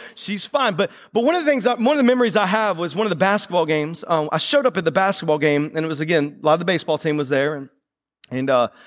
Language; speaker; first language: English; native; English